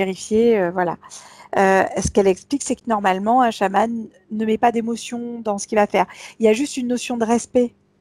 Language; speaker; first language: French; native; French